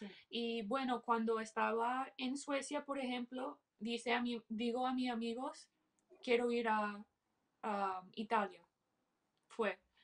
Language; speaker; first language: Spanish; early bilingual, heritage; English